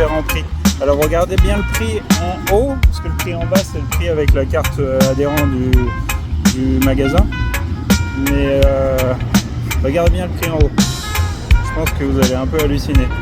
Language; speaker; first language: French; native; French